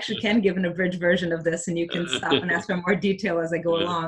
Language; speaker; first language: English; early bilingual, other home language; Portuguese